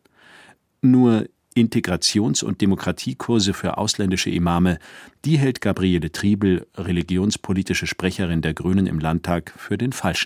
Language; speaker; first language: German; native; German